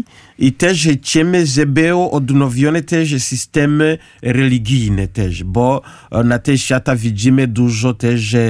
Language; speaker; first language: Polish; non-native, learner; Kinyarwanda